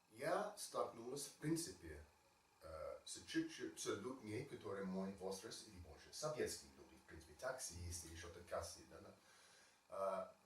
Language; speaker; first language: Russian; non-native, learner; English